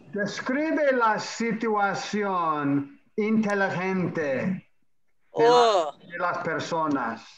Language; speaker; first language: Spanish; non-native, fluent; English